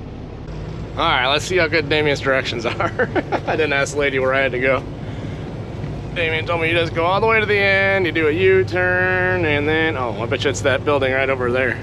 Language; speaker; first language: English; native; English